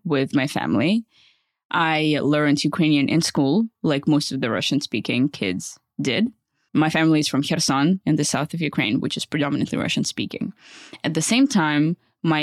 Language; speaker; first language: English; early bilingual, other home language; Russian